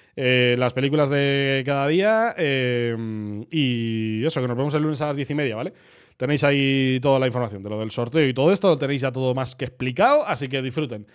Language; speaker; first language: Spanish; native; Spanish